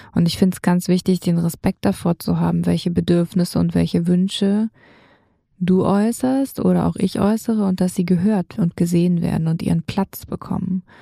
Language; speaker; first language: German; native; German